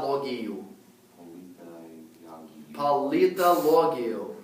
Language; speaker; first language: Russian; non-native, fluent; English